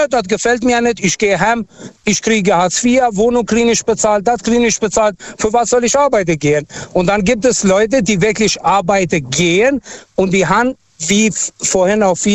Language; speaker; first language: German; non-native, fluent; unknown